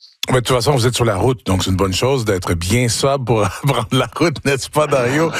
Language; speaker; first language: French; native; French